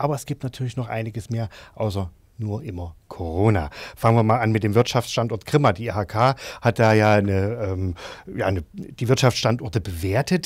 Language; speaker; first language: German; native; German